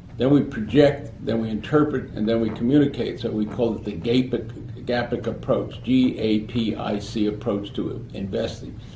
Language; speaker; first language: English; native; English